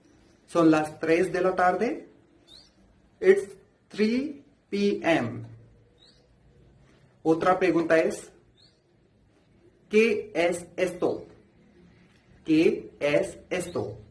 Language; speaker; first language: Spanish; non-native, fluent; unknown